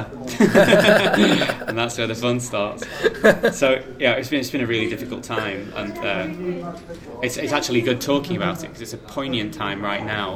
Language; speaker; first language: English; native; English